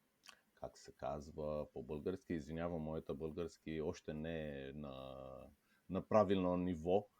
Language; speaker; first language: Bulgarian; non-native, fluent; Romanian